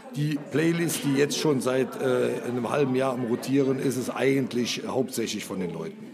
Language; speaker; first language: German; native; German